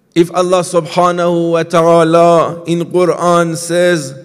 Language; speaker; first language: English; non-native, fluent; Persian